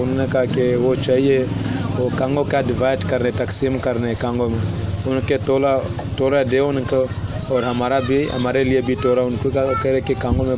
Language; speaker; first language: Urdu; non-native, learner; Swahili